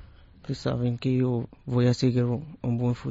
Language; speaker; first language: Spanish; non-native, learner; Arabic